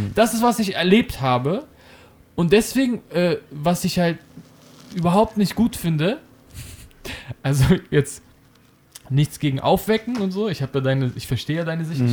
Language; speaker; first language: German; native; German